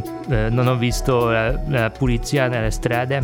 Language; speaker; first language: Italian; non-native, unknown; Hungarian